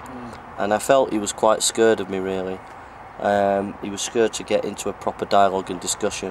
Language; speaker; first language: English; native; English